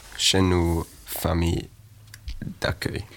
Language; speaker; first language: French; non-native, learner; Swedish